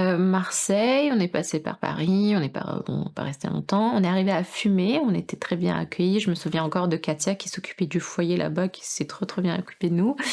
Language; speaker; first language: French; early bilingual, other home language; Russian